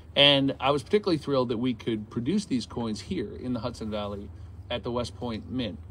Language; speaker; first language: English; native; English